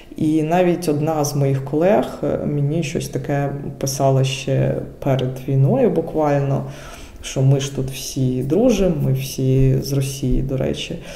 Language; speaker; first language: Ukrainian; non-native, local second language; Russian